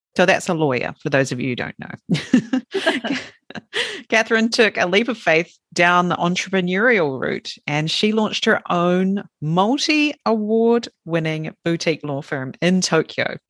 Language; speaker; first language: English; native; English